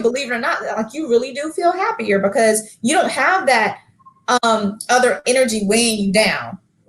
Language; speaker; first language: English; native; English